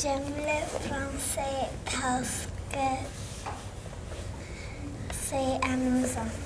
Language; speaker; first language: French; non-native, learner; English